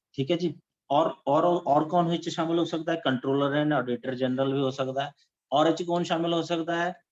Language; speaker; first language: Hindi; non-native, local second language; Punjabi